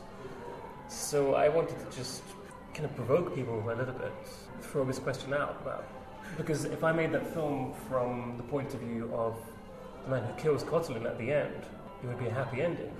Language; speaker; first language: English; native; English